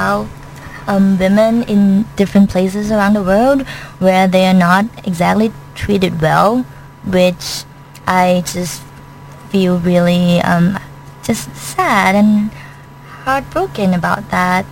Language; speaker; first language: English; non-native, fluent; Thai